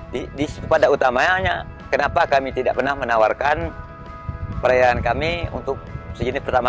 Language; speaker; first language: Indonesian; non-native, local second language; Malay